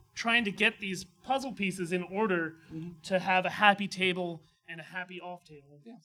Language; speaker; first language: English; native; English